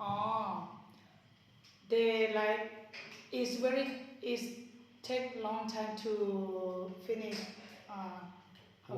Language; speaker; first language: English; non-native, learner; Thai